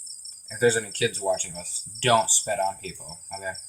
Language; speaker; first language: English; native; English